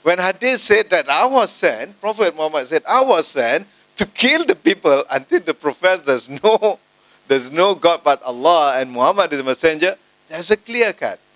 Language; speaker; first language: English; non-native, local second language; Malay